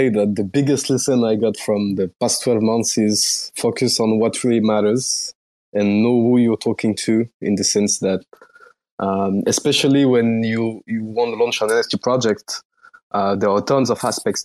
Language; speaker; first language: English; non-native, fluent; French